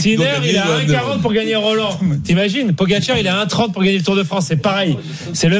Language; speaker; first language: French; native; French